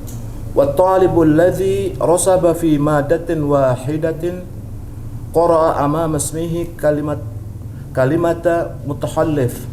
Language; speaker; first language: Arabic; non-native, learner; Indonesian